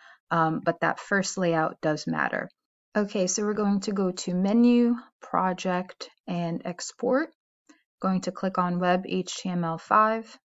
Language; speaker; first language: English; native; English